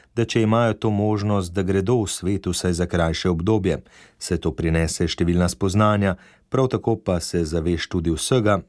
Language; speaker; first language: Slovenian; native; Slovenian